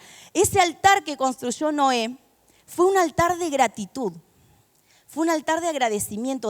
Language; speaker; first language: Spanish; native; Spanish